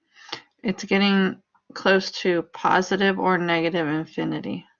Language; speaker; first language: English; native; English